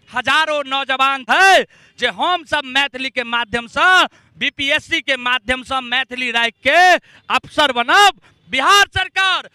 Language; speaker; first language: Maithili; native; Maithili